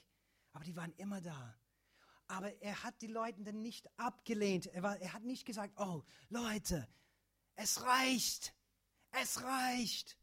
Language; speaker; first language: German; non-native, fluent; English